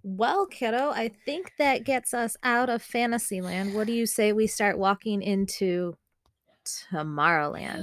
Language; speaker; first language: English; native; English